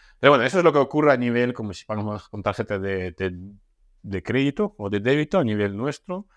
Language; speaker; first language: Spanish; non-native, fluent; Russian